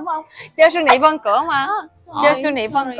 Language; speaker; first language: Chinese; non-native, fluent; Vietnamese